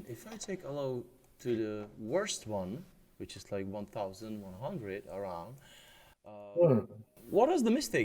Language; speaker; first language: English; non-native, fluent; Czech